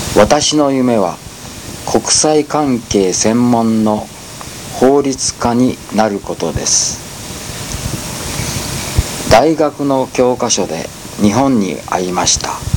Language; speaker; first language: Japanese; non-native, learner; Spanish